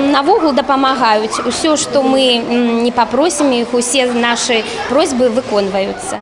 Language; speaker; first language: Belarusian; non-native, local second language; Russian